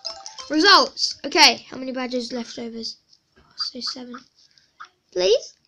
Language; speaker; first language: English; native; English